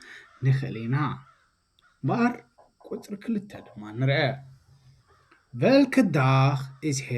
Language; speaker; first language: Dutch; non-native, fluent; Tigrinya